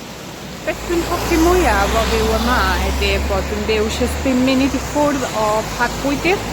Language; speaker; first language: Welsh; non-native, fluent; Spanish